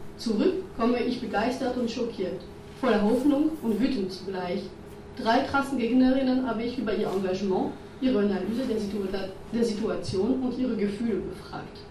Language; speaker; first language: German; non-native, fluent; French